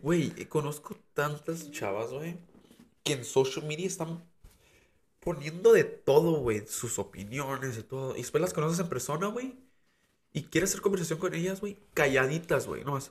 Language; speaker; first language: Spanish; early bilingual, heritage; Spanish